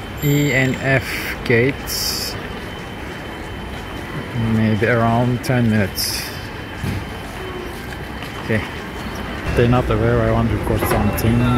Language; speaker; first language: English; non-native, learner; Turkish